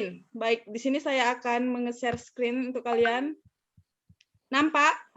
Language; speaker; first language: Indonesian; native; Indonesian